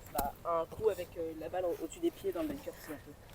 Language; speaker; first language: French; native; French